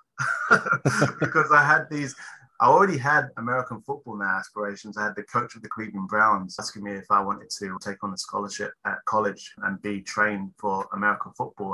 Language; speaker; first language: English; native; English